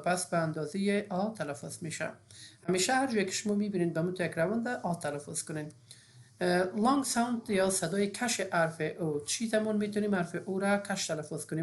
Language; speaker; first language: Persian; native; Persian